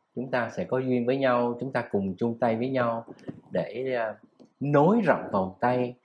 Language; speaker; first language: Vietnamese; native; Vietnamese